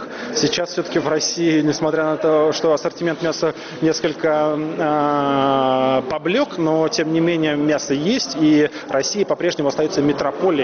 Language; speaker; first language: Russian; native; Russian